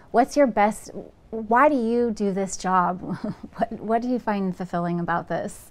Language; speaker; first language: English; native; English